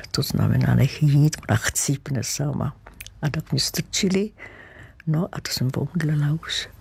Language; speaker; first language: Czech; native; Czech